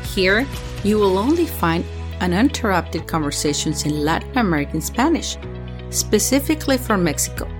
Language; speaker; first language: English; early bilingual, other home language; Spanish